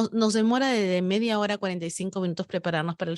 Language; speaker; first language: Spanish; native; Spanish